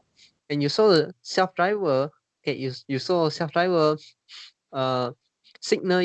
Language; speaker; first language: English; non-native, learner; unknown